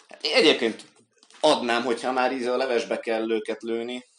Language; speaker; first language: Hungarian; native; Hungarian